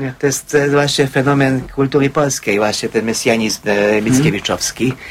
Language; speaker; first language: Polish; non-native, fluent; Hungarian